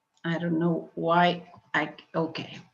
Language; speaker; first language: English; non-native, fluent; Portuguese